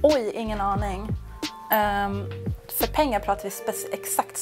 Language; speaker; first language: Swedish; native; Swedish